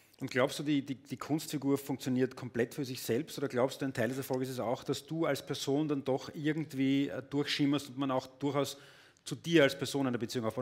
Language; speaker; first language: German; native; German